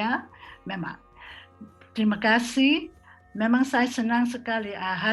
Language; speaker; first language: Indonesian; non-native, fluent; Dutch